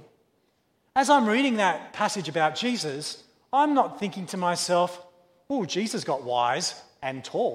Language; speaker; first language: English; native; English